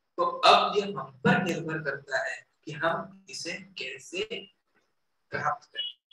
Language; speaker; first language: Hindi; non-native, local second language; Marathi